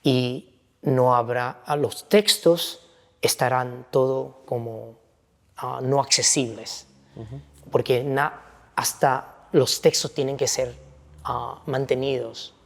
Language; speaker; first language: Spanish; non-native, fluent; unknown